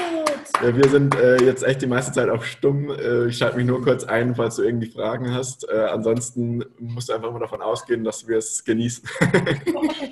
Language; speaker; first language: German; native; German